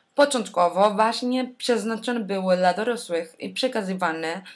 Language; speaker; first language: Polish; non-native, fluent; Spanish